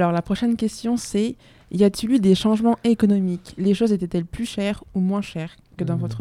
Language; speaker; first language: French; native; French